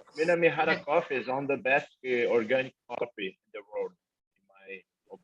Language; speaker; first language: English; non-native, learner; Portuguese